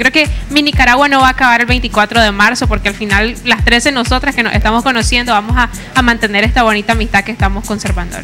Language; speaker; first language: Spanish; native; Spanish